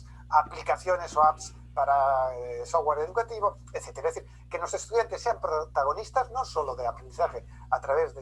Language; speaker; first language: Spanish; native; Spanish